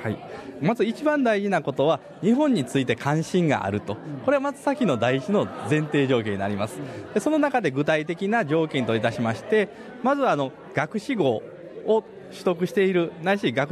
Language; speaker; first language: Japanese; native; Japanese